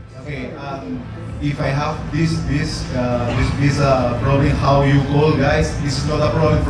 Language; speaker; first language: English; non-native, learner; Spanish